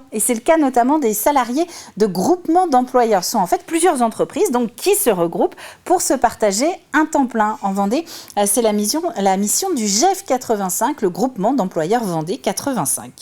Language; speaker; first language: French; native; French